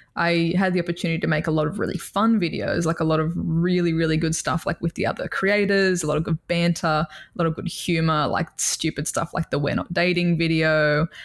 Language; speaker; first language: English; native; English